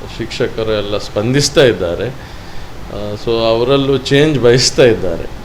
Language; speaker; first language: Kannada; native; Kannada